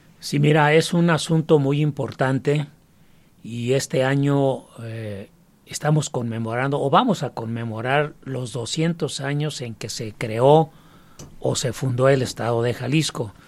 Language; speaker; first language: Spanish; native; Spanish